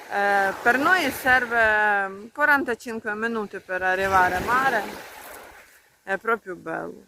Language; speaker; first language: Italian; non-native, learner; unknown